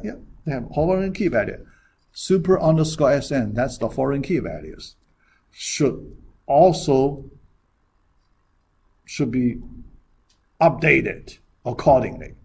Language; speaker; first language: English; non-native, fluent; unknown